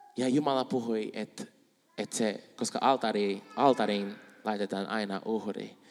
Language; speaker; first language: Finnish; non-native, fluent; Spanish